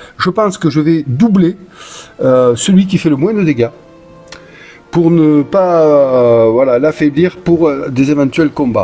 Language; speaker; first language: French; native; French